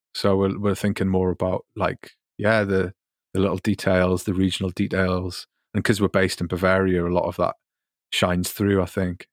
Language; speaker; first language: English; native; English